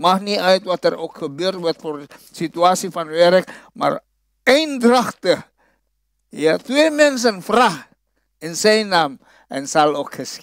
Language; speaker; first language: Dutch; non-native, fluent; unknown